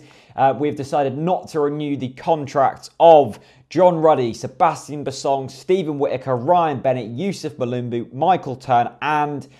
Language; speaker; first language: English; native; English